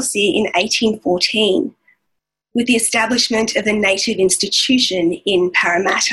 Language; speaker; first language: English; native; English